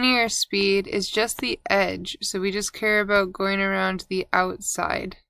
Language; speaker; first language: English; native; English